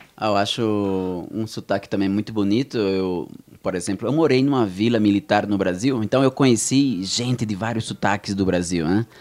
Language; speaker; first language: Portuguese; native; Portuguese